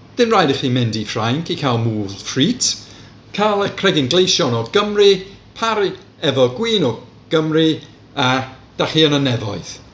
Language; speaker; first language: Welsh; non-native, local second language; English